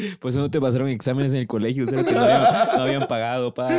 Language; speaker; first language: Spanish; native; Spanish